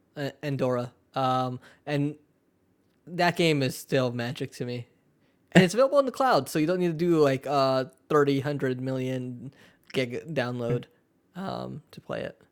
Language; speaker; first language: English; early bilingual, other home language; Urdu